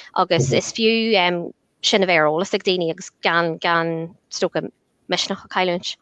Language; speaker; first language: Irish; non-native, local second language; English